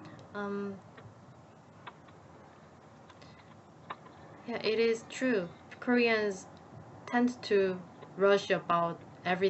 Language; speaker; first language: English; non-native, learner; Korean